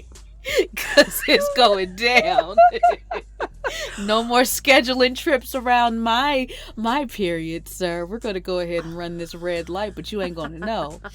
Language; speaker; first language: English; native; English